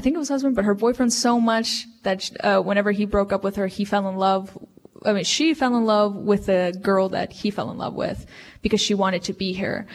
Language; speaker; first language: English; early bilingual, other home language; Spanish